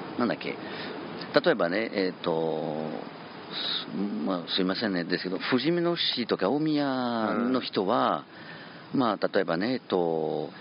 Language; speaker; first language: Japanese; non-native, learner; French